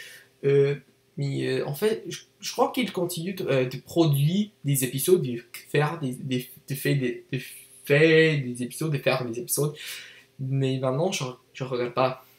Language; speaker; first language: French; non-native, learner; English